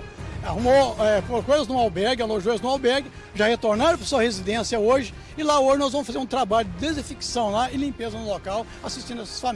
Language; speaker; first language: Portuguese; native; Portuguese